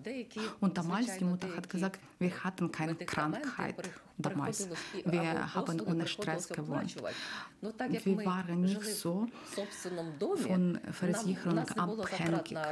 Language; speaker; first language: German; non-native, learner; Ukrainian